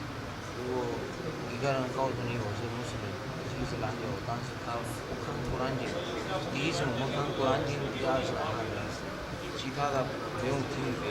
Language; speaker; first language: Chinese; non-native, learner; Punjabi